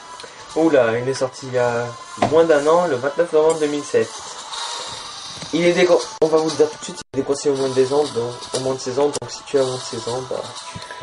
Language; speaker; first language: French; native; French